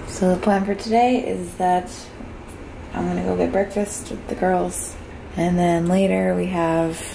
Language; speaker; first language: English; native; English